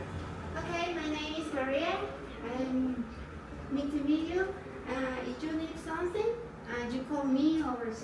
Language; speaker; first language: English; non-native, learner; Spanish